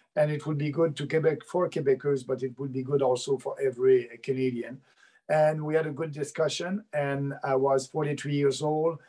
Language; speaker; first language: English; native; English